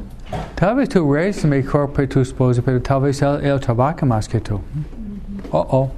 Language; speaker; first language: Spanish; non-native, fluent; English